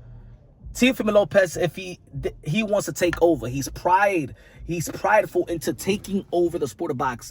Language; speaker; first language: English; native; English